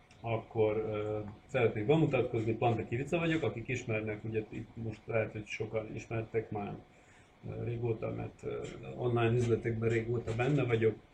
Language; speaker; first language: Hungarian; non-native, local second language; Croatian